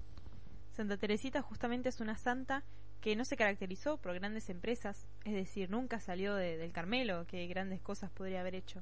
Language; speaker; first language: Spanish; native; Spanish